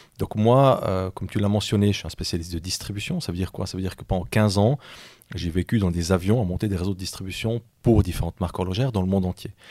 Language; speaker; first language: French; native; French